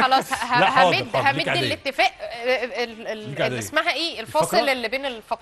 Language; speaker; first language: Arabic; native; Arabic